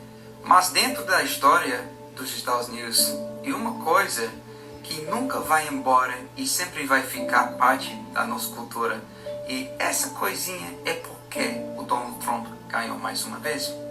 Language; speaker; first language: Portuguese; non-native, fluent; English